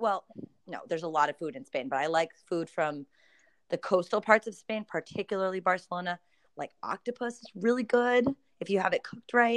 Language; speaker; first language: English; native; English